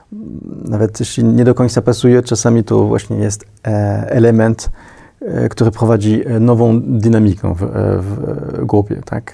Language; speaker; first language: Polish; non-native, fluent; French